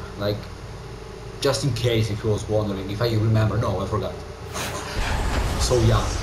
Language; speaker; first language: English; non-native, learner; Italian